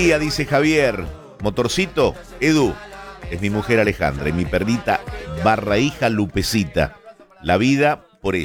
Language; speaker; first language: Spanish; native; Spanish